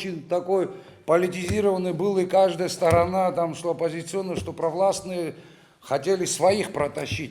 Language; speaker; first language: Russian; native; Russian